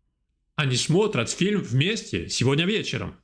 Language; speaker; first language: Russian; non-native, fluent; French